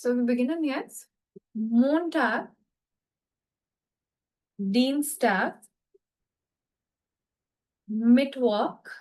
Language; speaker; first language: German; non-native, fluent; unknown